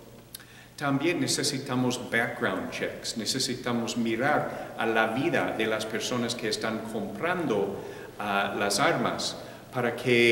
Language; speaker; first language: Spanish; non-native, fluent; English